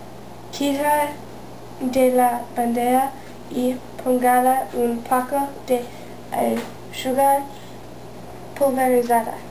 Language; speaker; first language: Spanish; non-native, learner; English